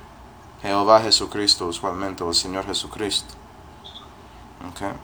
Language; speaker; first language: Spanish; non-native, fluent; English